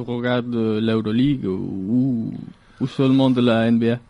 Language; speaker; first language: French; non-native, learner; Galician